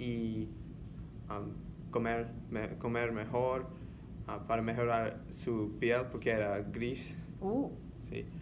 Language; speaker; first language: Spanish; non-native, learner; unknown